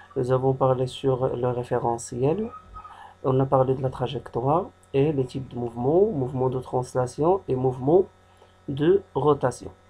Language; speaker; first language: French; non-native, local second language; Arabic